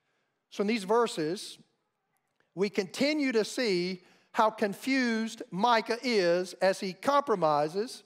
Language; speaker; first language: English; native; English